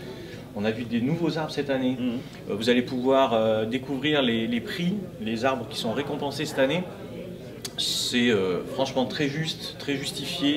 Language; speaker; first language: French; native; French